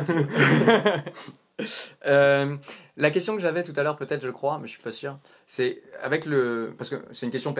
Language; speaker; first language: French; native; French